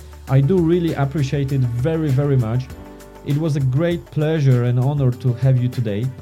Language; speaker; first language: English; non-native, fluent; Polish